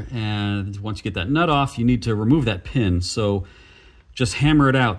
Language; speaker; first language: English; native; English